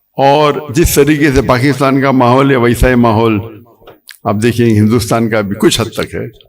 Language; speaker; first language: Urdu; non-native, local second language; Konkani